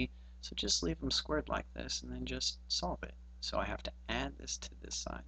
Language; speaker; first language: English; native; English